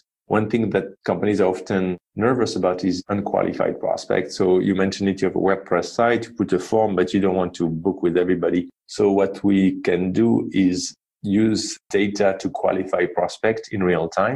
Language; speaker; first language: English; non-native, fluent; French